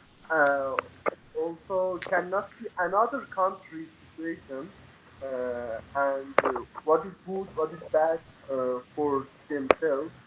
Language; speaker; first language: English; non-native, learner; Persian